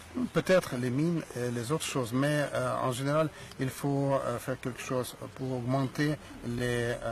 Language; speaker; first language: French; non-native, learner; Russian